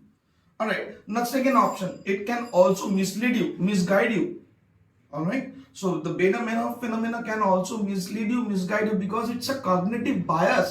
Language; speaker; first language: English; non-native, local second language; Bangla